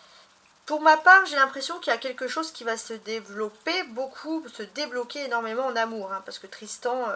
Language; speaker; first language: French; native; French